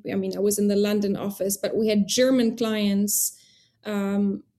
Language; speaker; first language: English; non-native, fluent; German